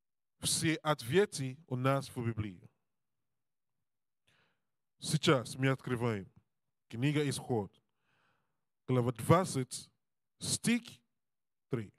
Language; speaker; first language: Russian; non-native, learner; English